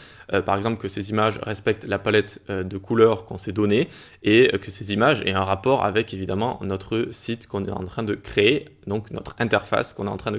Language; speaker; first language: French; native; French